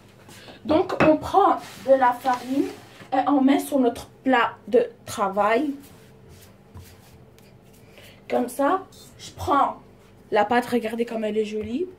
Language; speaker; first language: French; non-native, learner; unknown